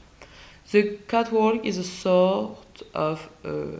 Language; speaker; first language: English; non-native, learner; French